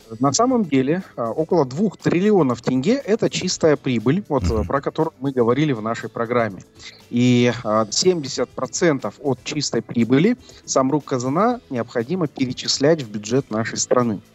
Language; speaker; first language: Russian; native; Russian